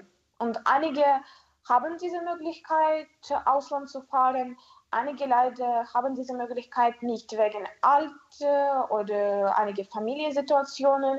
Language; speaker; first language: German; non-native, learner; Ukrainian